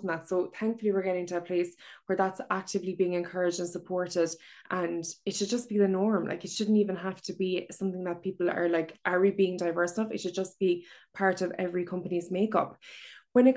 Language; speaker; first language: English; native; English